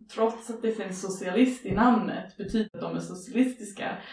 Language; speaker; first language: Swedish; non-native, fluent; English